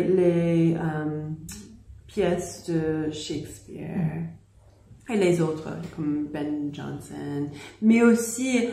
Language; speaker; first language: French; non-native, learner; English